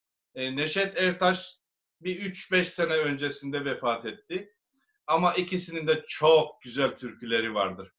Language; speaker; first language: Turkish; native; Turkish